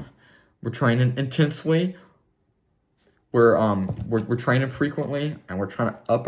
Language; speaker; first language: English; native; English